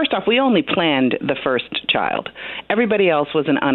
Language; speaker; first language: English; native; English